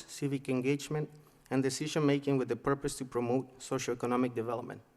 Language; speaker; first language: English; non-native, fluent; Spanish